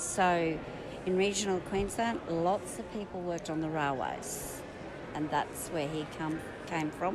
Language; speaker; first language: English; native; English